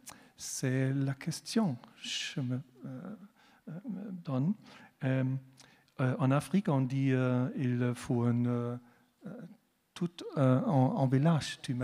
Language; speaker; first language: French; non-native, learner; German